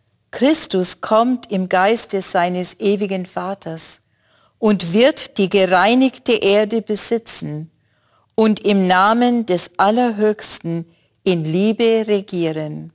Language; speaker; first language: German; native; German